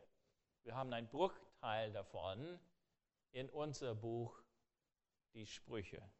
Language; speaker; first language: German; non-native, fluent; English